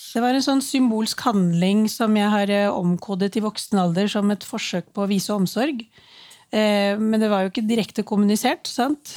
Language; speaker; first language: Norwegian; early bilingual, other home language; Urdu